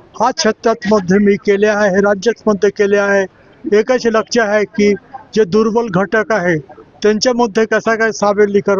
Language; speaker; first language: Marathi; non-native, local second language; Bangla